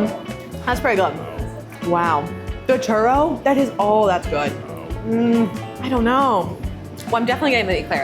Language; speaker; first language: English; native; English